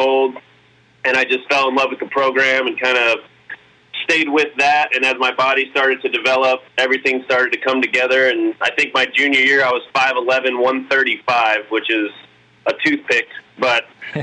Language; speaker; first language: English; native; English